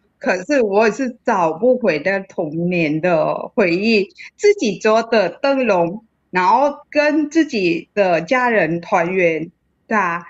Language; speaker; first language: Chinese; non-native, fluent; Vietnamese